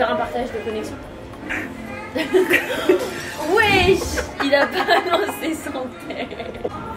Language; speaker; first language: French; native; French